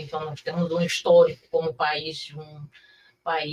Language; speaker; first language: Portuguese; native; Portuguese